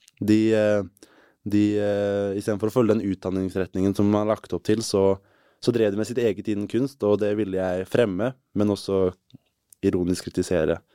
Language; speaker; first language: Norwegian; native; Norwegian